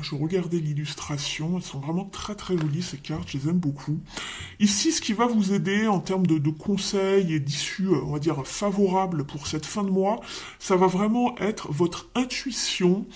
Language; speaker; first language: French; native; French